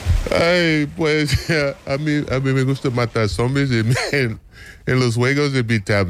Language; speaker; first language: Spanish; non-native, fluent; English